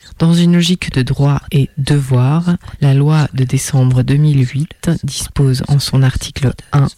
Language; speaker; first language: French; native; French